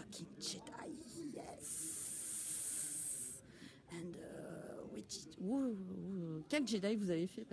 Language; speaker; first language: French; native; French